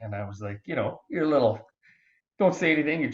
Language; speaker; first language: English; native; English